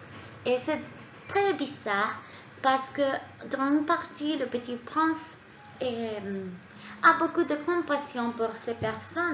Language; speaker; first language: French; non-native, learner; Spanish